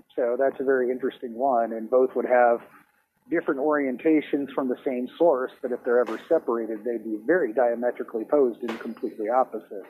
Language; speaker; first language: English; native; English